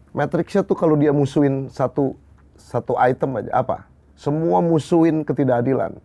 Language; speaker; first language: Indonesian; native; Indonesian